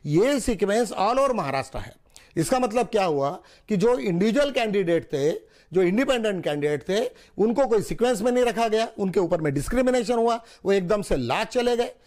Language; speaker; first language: Hindi; non-native, local second language; Marathi